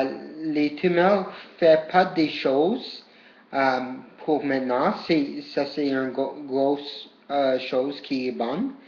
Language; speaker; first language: French; non-native, learner; English